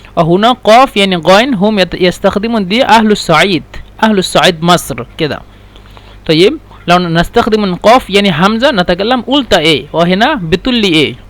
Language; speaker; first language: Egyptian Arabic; non-native, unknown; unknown